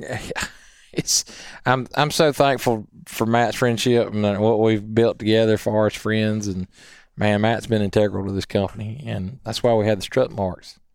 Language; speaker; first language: English; native; English